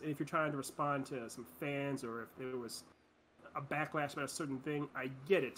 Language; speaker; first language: English; native; English